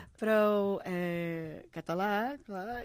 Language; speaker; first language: Catalan; non-native, learner; English